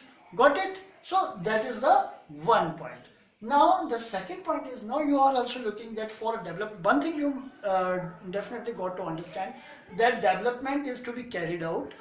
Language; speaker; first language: English; non-native, local second language; Hindi